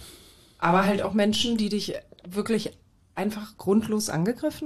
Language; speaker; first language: German; native; German